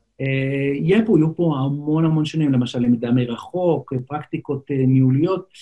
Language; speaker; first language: Hebrew; non-native, local second language; Yiddish